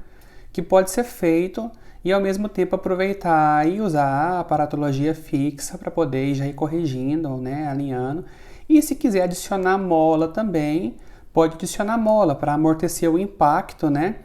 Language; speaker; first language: Portuguese; native; Portuguese